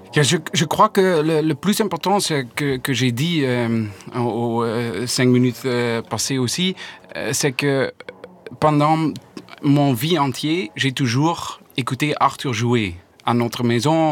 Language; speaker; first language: French; non-native, learner; Dutch